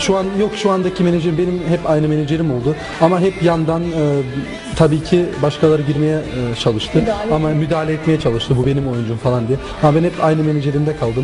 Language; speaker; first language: Turkish; non-native, local second language; German